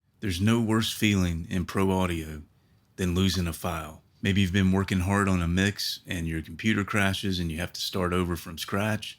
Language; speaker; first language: English; native; English